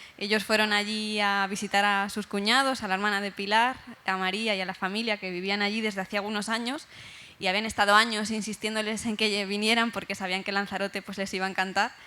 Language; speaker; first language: Spanish; native; Spanish